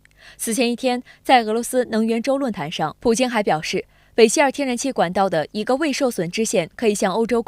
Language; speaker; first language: Chinese; native; Chinese